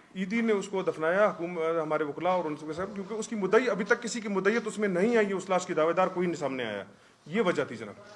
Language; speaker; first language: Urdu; non-native, local second language; Baluchi